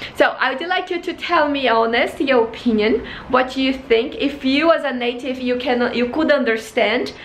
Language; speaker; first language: English; non-native, fluent; Portuguese